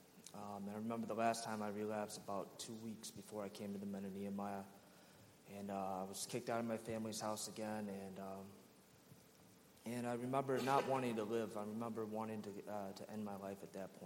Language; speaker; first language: English; native; English